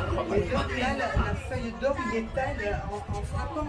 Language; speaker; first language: French; native; French